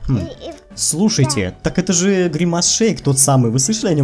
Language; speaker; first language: Russian; native; Russian